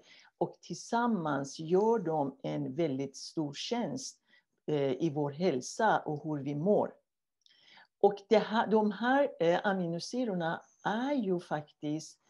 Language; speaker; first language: Swedish; non-native, fluent; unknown